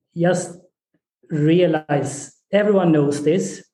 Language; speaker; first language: English; non-native, fluent; Swedish